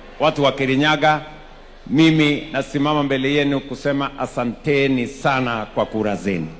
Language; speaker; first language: Swahili; non-native, local second language; Kalenjin